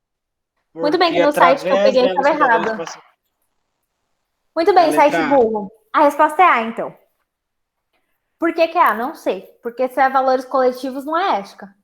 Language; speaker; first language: Portuguese; native; Portuguese